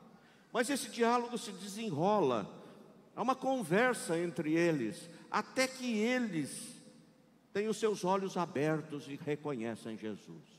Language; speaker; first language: Portuguese; native; Portuguese